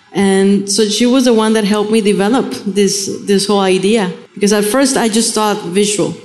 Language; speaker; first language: English; non-native, fluent; Spanish